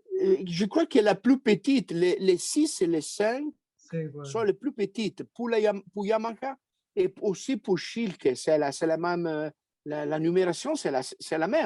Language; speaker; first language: French; non-native, fluent; Italian